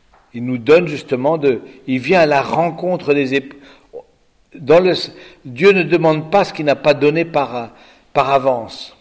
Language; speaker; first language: French; native; French